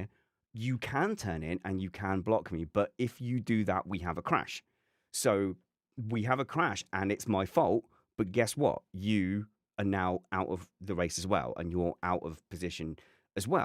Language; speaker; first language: English; native; English